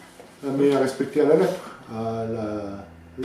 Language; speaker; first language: French; native; French